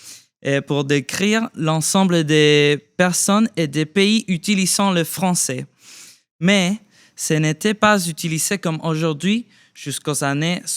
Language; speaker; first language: French; non-native, fluent; Spanish